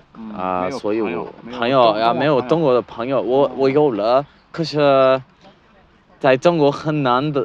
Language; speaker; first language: Chinese; non-native, learner; English